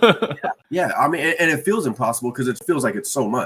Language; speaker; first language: English; native; English